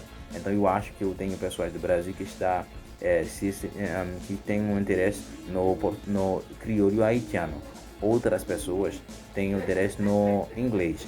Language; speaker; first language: Portuguese; non-native, fluent; Haitian Creole